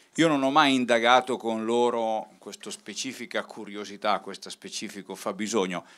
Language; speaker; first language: Italian; native; Italian